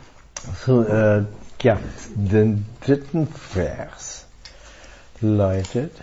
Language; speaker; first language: German; non-native, fluent; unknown